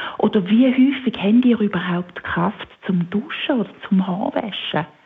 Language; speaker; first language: German; native; German